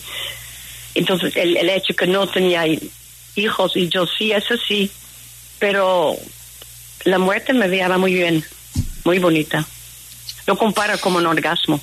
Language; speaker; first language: Spanish; non-native, fluent; Dutch